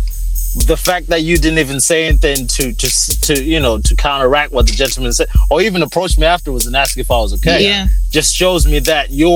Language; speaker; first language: English; non-native, local second language; Shona